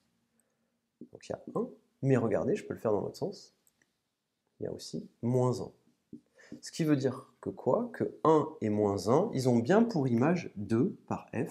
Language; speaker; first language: French; native; French